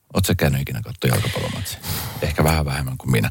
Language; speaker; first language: Finnish; early bilingual, other home language; Spanish